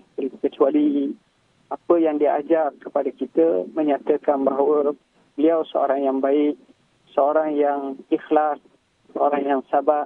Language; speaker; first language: Malay; native; Malay